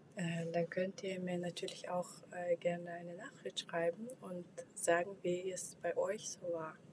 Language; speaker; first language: German; non-native, fluent; Russian